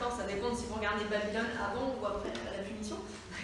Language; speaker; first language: French; native; French